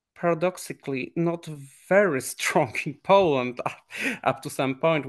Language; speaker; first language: English; non-native, fluent; Polish